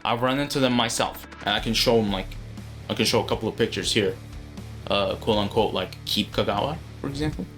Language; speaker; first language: English; native; English